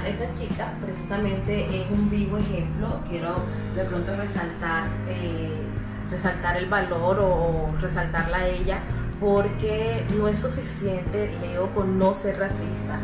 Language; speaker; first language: Spanish; native; Spanish